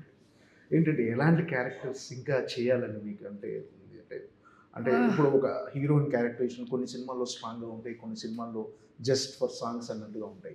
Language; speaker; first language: Telugu; native; Telugu